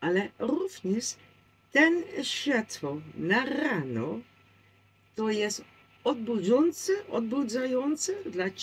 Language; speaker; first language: Polish; non-native, learner; Dutch